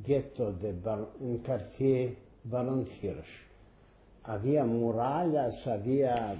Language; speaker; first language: Spanish; early bilingual, heritage; Ladino